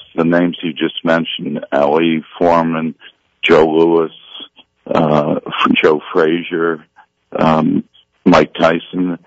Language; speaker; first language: English; native; English